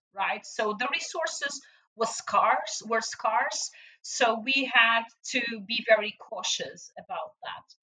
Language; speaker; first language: English; non-native, fluent; Portuguese